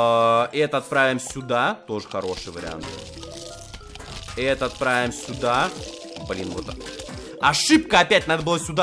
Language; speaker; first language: Russian; native; Russian